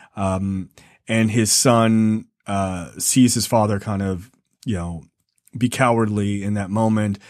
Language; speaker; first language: English; native; English